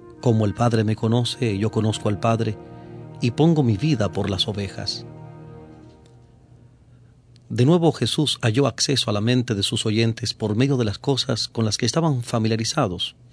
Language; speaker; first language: Spanish; native; Spanish